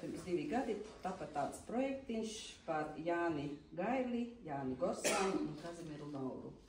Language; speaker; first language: Latvian; native; Latvian